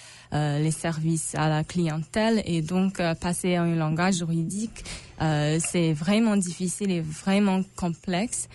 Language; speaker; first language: French; non-native, local second language; English